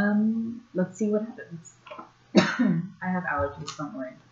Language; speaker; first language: English; native; English